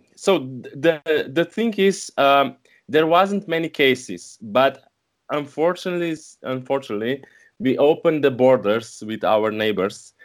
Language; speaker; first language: English; non-native, learner; Slovenian